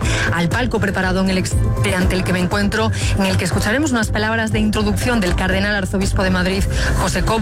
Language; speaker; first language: Spanish; native; Spanish